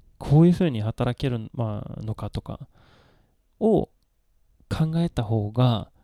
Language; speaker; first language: Japanese; non-native, fluent; Swedish